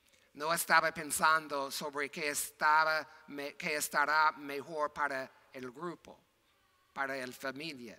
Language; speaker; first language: Spanish; non-native, fluent; English